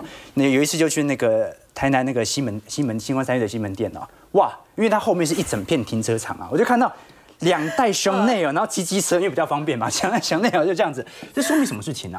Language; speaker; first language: Chinese; native; Chinese